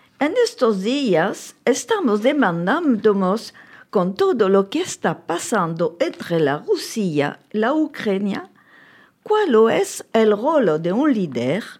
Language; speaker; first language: Spanish; early bilingual, heritage; French